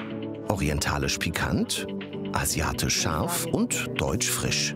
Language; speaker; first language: German; native; German